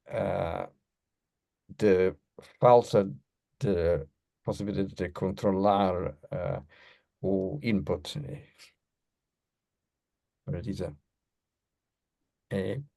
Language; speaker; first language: Portuguese; non-native, learner; English